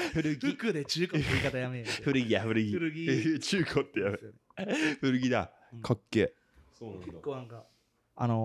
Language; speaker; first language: Japanese; native; Japanese